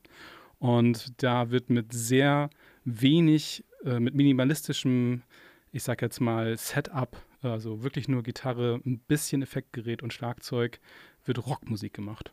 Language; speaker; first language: German; native; German